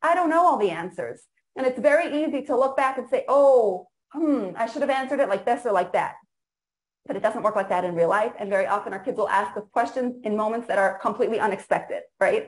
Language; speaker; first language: English; non-native, fluent; Hebrew